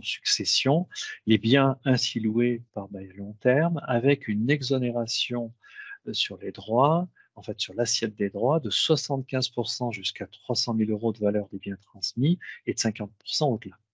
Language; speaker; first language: French; native; French